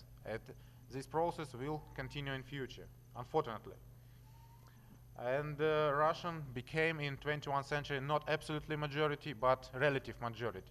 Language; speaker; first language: English; non-native, learner; Russian